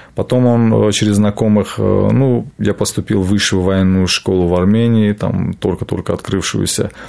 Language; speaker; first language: Russian; non-native, local second language; Armenian